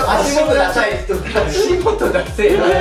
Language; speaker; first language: Japanese; native; Japanese